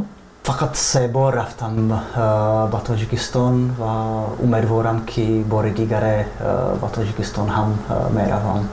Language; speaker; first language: Persian; non-native, fluent; Czech